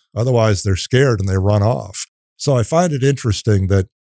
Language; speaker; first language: English; native; English